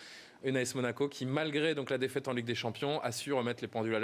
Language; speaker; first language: French; native; French